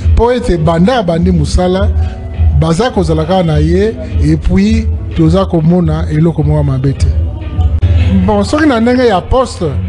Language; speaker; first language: Lingala; non-native, local second language; Kongo